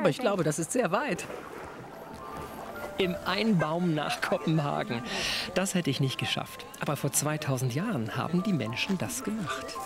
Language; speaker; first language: German; native; German